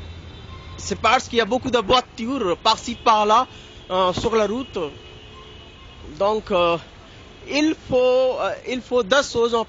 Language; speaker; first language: French; non-native, learner; Hindi